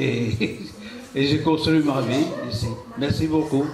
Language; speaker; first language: French; non-native, learner; Portuguese